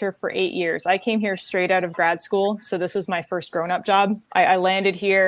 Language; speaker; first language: English; native; English